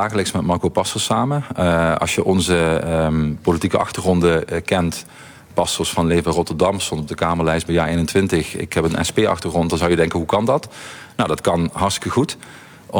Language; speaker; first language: Dutch; native; Dutch